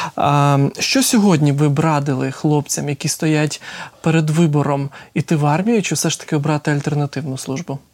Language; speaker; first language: Ukrainian; native; Ukrainian